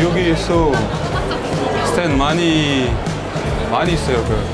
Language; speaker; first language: Korean; non-native, learner; French